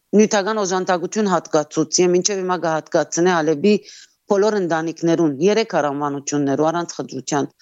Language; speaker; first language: Armenian; early bilingual, heritage; Armenian